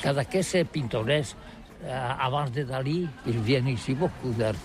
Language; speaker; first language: French; non-native, learner; Catalan